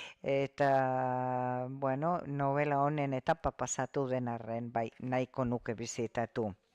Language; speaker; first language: Basque; non-native, fluent; Polish